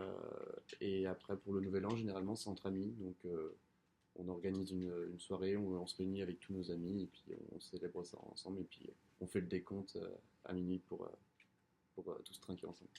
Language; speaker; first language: French; native; French